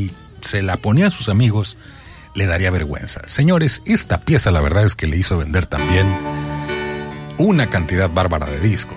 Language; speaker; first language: Spanish; native; Spanish